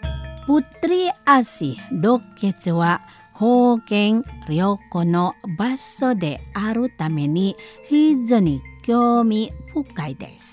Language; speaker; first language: Japanese; non-native, learner; Indonesian